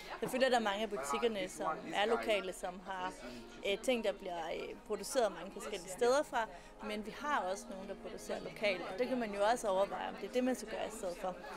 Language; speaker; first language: Danish; native; Danish